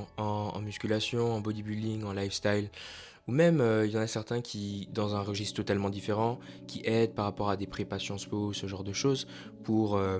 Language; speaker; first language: French; native; French